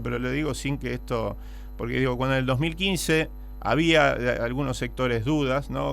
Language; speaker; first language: Spanish; native; Spanish